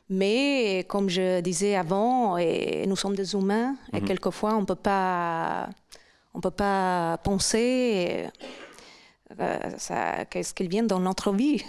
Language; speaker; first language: French; non-native, fluent; Albanian